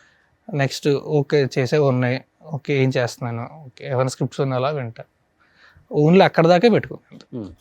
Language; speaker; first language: Telugu; native; Telugu